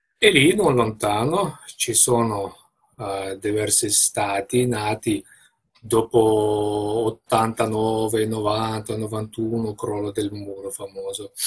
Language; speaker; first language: Italian; non-native, fluent; Uzbek